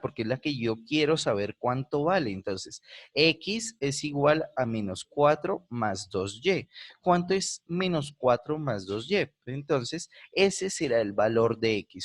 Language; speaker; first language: Spanish; native; Spanish